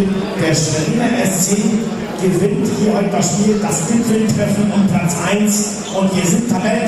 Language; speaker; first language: German; native; German